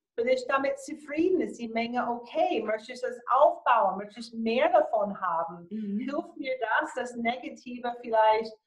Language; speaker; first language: German; non-native, fluent; English